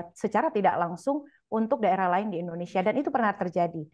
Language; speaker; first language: Indonesian; native; Indonesian